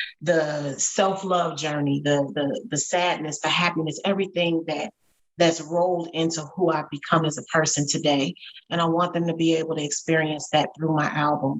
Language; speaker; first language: English; native; English